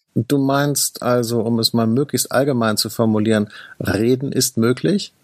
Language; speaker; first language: German; native; German